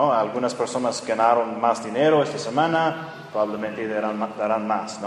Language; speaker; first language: Spanish; non-native, fluent; English